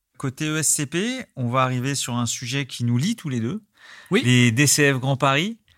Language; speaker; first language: French; native; French